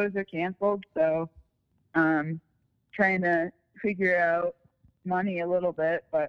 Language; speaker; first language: English; native; English